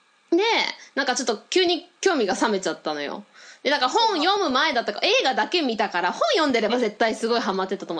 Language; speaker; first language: Japanese; early bilingual, heritage; Japanese